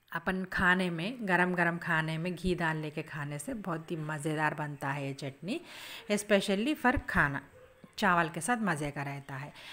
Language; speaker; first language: Hindi; native; Hindi